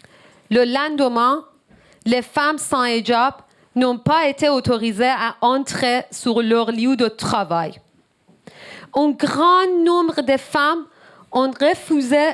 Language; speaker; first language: French; non-native, learner; Persian